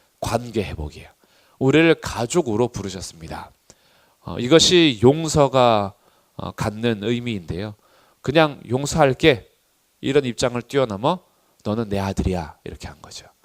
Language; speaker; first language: Korean; native; Korean